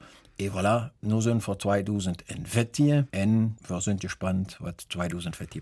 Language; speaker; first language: German; native; German